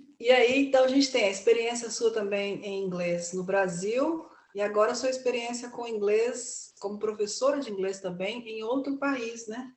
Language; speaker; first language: Portuguese; native; Portuguese